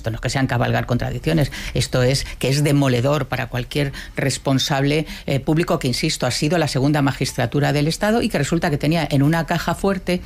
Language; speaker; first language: Spanish; native; Spanish